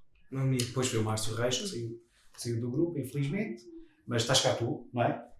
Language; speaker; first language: Portuguese; native; Portuguese